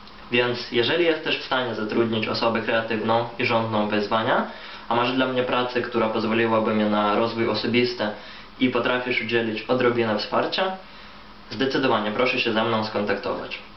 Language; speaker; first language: Polish; non-native, fluent; Ukrainian